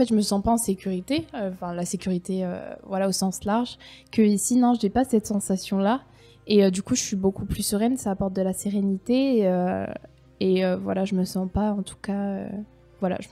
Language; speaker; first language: French; native; French